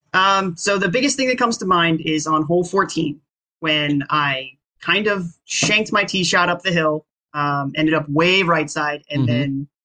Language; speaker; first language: English; native; English